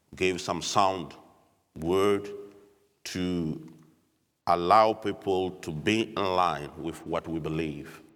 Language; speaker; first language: English; non-native, fluent; French